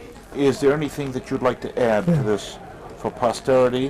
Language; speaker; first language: English; native; English